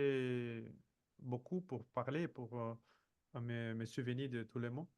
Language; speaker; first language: French; non-native, fluent; Portuguese